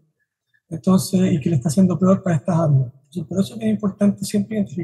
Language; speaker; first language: Spanish; native; Spanish